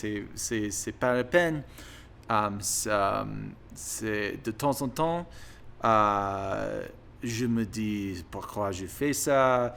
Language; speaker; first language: French; non-native, learner; English